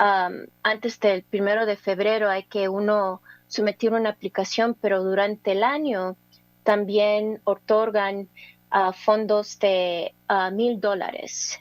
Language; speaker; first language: Spanish; early bilingual, heritage; English